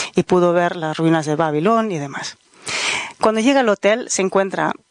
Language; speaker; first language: Spanish; non-native, fluent; Dutch